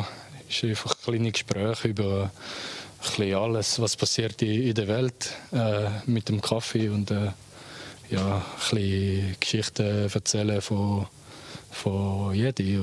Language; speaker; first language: German; non-native, local second language; French